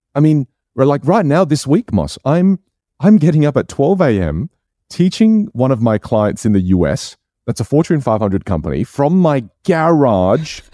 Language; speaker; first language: English; non-native, local second language; Chinese